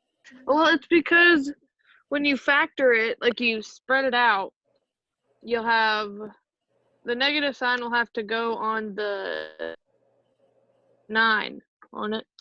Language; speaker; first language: English; native; English